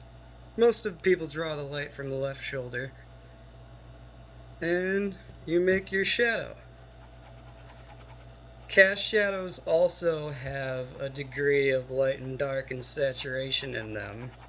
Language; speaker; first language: English; native; English